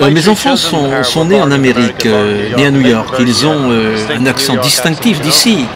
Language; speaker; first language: French; non-native, fluent; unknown